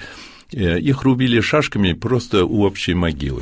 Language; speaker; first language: Russian; early bilingual, heritage; Russian